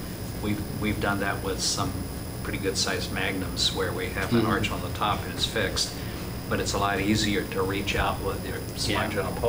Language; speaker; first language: English; native; English